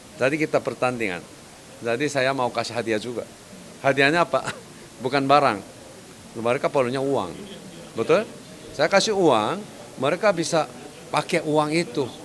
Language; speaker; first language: Indonesian; non-native, fluent; Korean